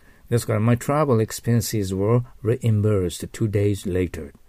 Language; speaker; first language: English; non-native, fluent; Japanese